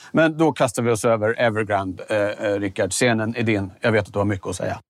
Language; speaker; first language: Swedish; native; Swedish